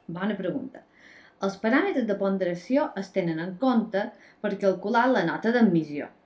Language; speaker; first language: Catalan; native; Catalan